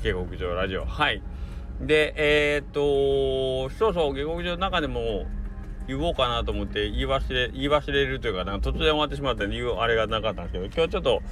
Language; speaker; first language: Japanese; native; Japanese